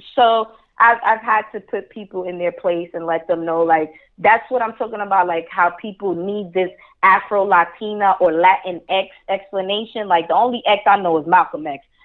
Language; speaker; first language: English; early bilingual, other home language; Spanish